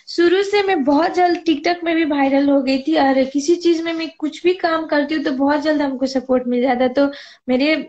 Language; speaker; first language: Hindi; non-native, local second language; Nepali